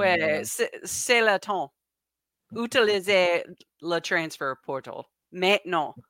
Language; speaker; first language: French; non-native, learner; English